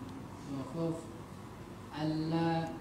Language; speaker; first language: Arabic; non-native, learner; Indonesian